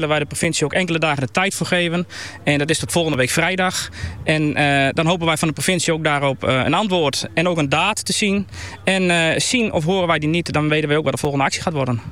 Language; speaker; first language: Dutch; native; Dutch